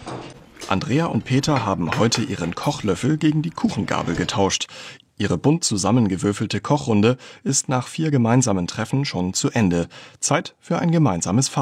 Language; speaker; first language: German; native; German